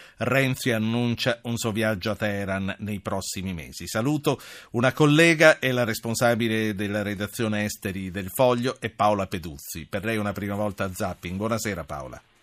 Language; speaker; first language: Italian; native; Italian